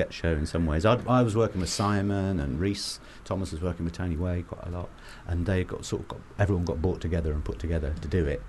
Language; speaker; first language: English; native; English